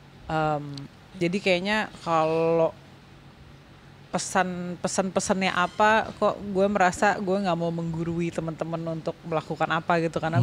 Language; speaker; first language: Indonesian; native; Indonesian